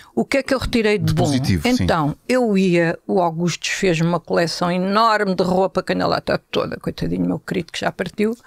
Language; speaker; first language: Portuguese; native; Portuguese